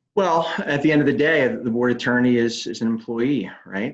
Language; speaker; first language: English; native; English